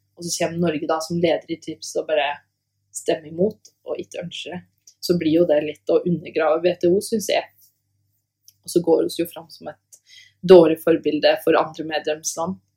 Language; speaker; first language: Norwegian; native; Norwegian